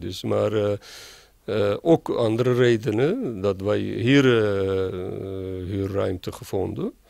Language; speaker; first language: Dutch; non-native, learner; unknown